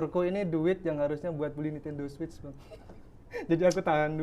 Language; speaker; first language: Indonesian; native; Indonesian